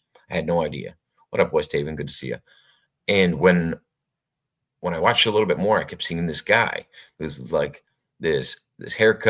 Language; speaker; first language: English; native; English